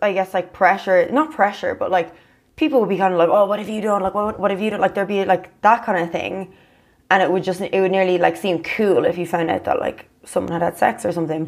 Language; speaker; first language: English; native; English